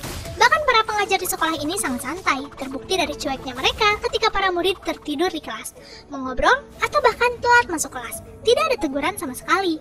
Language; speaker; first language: Indonesian; native; Indonesian